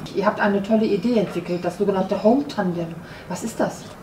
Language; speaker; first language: German; native; German